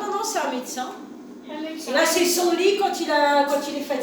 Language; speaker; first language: French; native; French